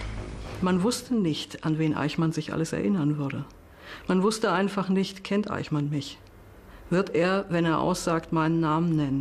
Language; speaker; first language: German; native; German